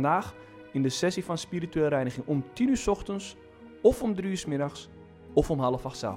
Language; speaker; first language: Dutch; non-native, fluent; Portuguese